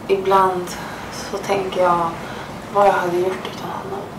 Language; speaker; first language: Swedish; early bilingual, other home language; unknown